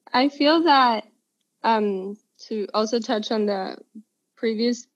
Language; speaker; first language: English; non-native, local second language; Spanish